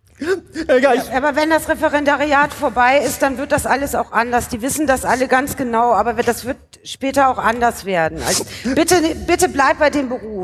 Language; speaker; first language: German; native; German